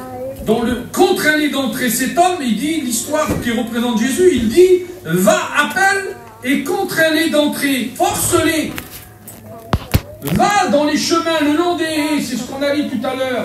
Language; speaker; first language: French; native; French